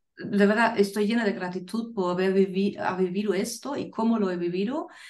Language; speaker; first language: Spanish; non-native, fluent; German